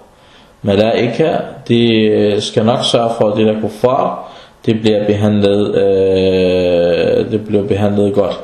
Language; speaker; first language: Danish; early bilingual, other home language; Arabic